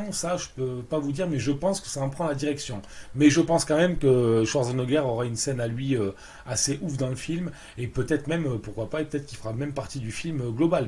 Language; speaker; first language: French; native; French